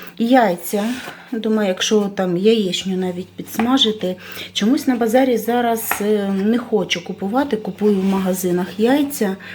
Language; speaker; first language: Ukrainian; non-native, local second language; Russian